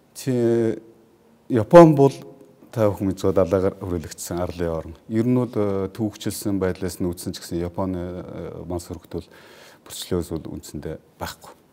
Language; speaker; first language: Mongolian; native; Mongolian